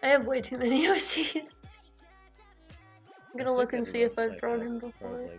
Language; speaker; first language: English; native; English